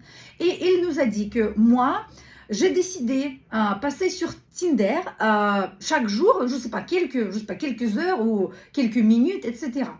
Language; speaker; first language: French; non-native, learner; Russian